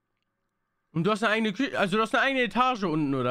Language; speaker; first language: German; native; German